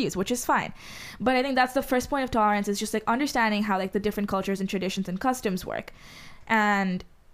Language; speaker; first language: English; non-native, fluent; Hindi